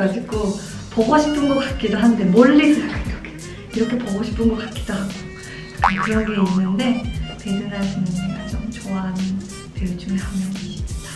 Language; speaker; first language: Korean; non-native, fluent; Japanese